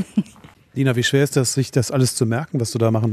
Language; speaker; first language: German; native; German